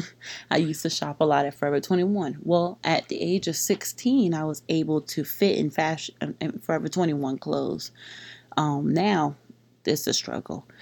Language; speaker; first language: English; native; English